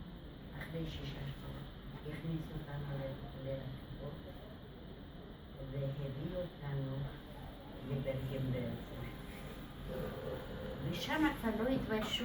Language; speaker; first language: Hebrew; non-native, fluent; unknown